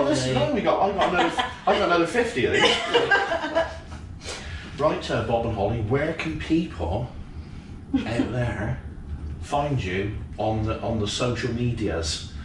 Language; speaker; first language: English; native; English